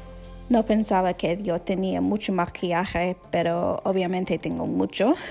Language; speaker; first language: Spanish; non-native, learner; English